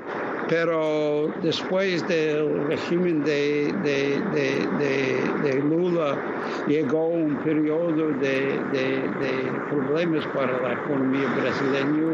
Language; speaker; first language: Spanish; non-native, fluent; English